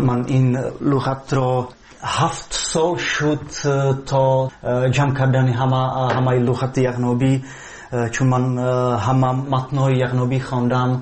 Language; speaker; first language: Persian; non-native, fluent; Slovak